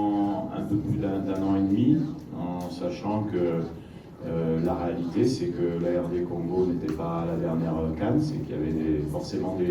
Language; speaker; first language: French; native; French